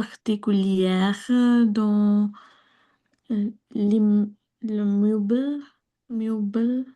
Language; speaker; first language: French; non-native, learner; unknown